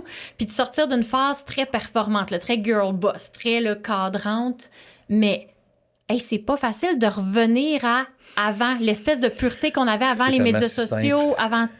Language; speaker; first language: French; native; French